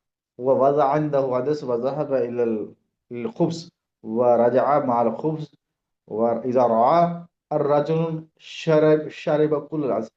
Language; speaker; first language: Arabic; non-native, learner; Urdu